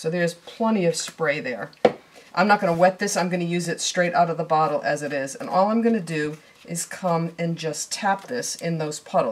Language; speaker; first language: English; native; English